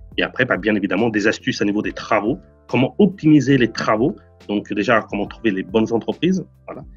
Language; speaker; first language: French; non-native, fluent; Portuguese